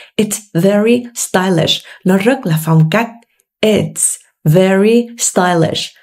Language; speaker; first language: English; non-native, fluent; Vietnamese